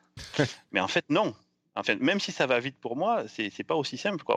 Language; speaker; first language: French; native; French